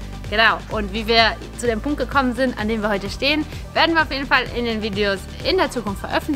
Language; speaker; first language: German; native; German